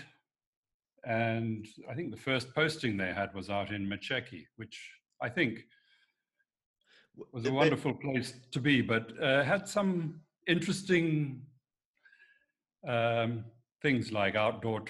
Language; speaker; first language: English; native; English